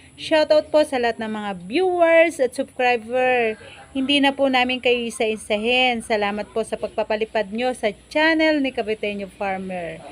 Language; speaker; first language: Filipino; native; Filipino